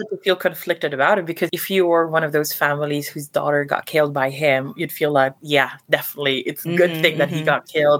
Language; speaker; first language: English; non-native, local second language; Cebuano